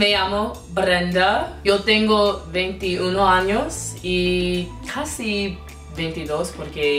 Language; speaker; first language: Spanish; non-native, learner; English